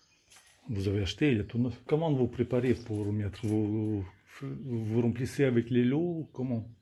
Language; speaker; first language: French; non-native, learner; Russian